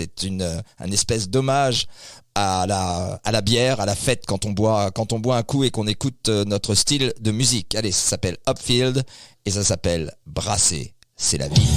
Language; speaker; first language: French; native; French